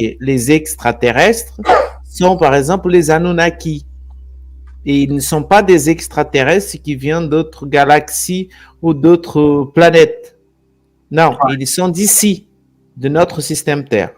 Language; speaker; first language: French; non-native, fluent; Portuguese